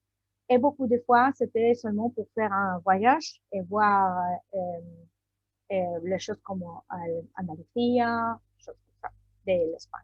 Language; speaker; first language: French; non-native, learner; Spanish